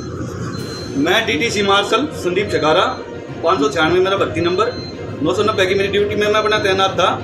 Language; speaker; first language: Hindi; native; Hindi